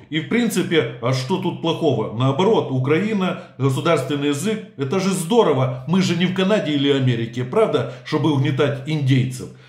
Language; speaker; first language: Russian; native; Russian